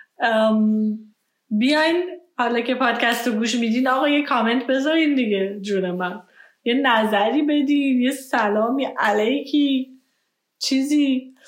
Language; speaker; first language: Persian; early bilingual, heritage; Persian